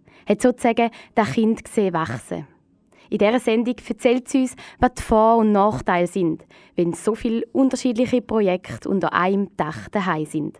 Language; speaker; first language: German; native; German